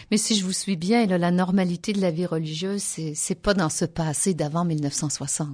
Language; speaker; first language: French; native; French